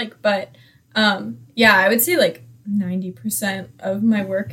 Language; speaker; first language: English; native; English